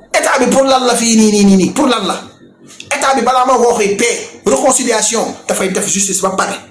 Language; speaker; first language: Wolof; non-native, local second language; Fula